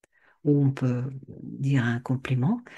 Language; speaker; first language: French; non-native, fluent; Russian